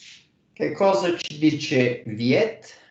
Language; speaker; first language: Italian; non-native, fluent; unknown